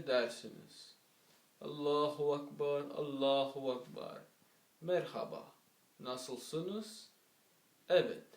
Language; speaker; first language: Turkish; non-native, learner; English